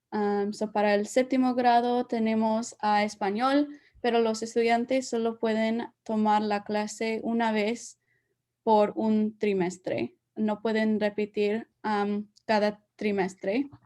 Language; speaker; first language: Spanish; early bilingual, heritage; Spanish